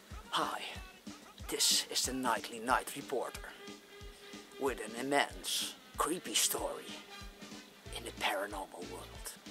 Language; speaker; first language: English; non-native, fluent; Dutch